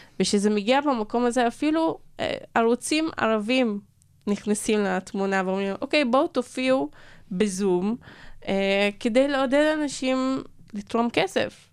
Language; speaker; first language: Hebrew; non-native, local second language; Arabic